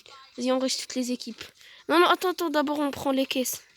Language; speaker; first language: French; native; French